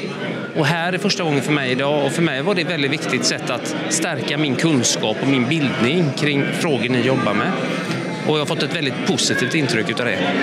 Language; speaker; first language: Swedish; native; Swedish